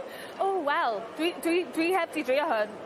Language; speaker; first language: Welsh; native; Welsh